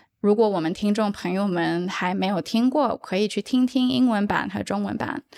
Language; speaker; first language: Chinese; early bilingual, heritage; Chinese